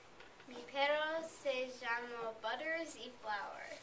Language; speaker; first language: Spanish; non-native, learner; English